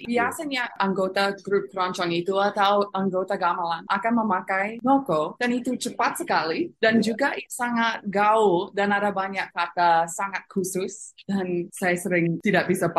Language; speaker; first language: Indonesian; non-native, fluent; English